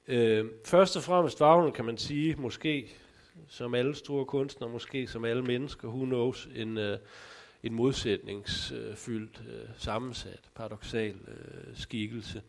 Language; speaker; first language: Danish; native; Danish